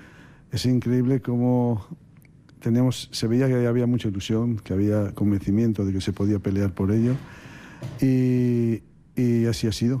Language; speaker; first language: Spanish; native; Spanish